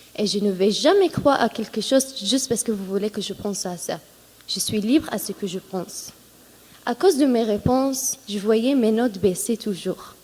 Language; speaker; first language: French; non-native, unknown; Assyrian Neo-Aramaic